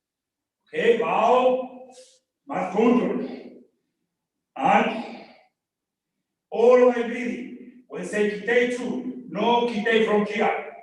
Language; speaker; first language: English; non-native, learner; Spanish